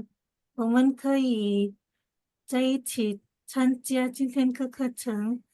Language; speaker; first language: Chinese; non-native, learner; Indonesian